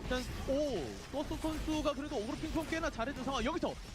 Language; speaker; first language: Korean; native; Korean